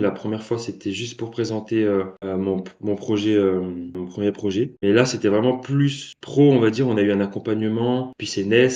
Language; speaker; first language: French; native; French